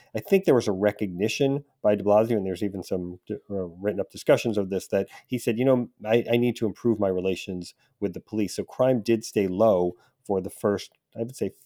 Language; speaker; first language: English; native; English